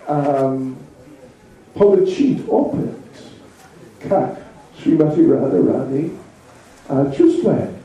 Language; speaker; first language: Russian; non-native, learner; English